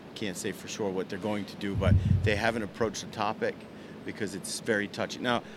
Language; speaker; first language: English; native; English